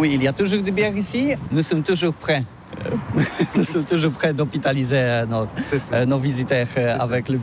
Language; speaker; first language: French; non-native, learner; Polish